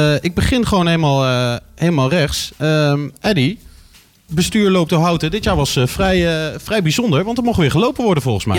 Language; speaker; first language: Dutch; native; Dutch